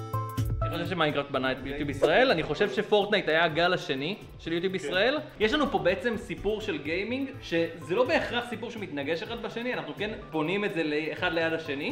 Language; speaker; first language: Hebrew; native; Hebrew